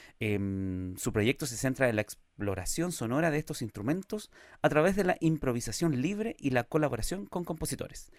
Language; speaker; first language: Spanish; native; Spanish